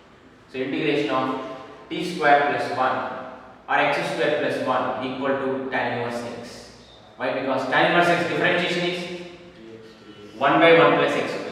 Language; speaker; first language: English; non-native, local second language; Kannada